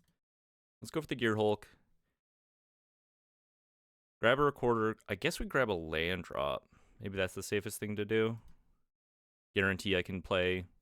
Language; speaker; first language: English; native; English